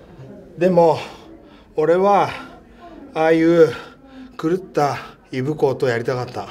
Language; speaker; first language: Japanese; native; Japanese